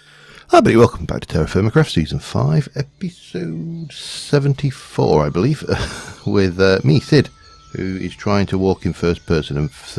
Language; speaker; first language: English; native; English